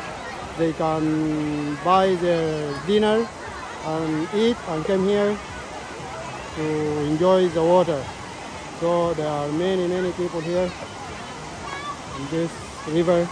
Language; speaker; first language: English; non-native, learner; Arabic